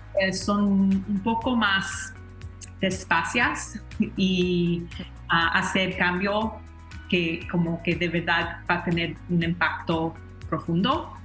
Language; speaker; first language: Spanish; early bilingual, heritage; Spanish